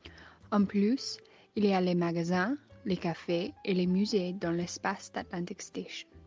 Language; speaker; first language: French; non-native, learner; English